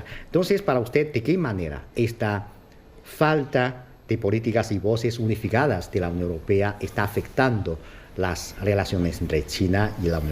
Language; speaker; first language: Spanish; non-native, fluent; Chinese